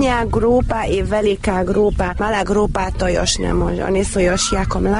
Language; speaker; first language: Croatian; non-native, local second language; Hungarian